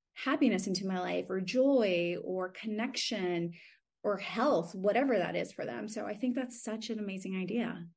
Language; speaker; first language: English; native; English